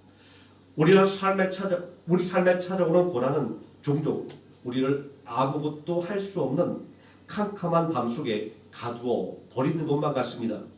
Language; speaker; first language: Korean; native; Korean